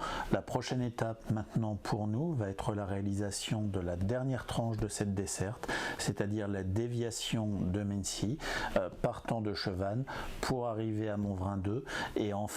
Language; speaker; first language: French; native; French